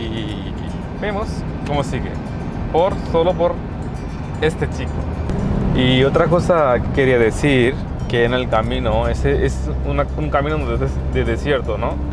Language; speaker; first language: Spanish; non-native, fluent; Hindi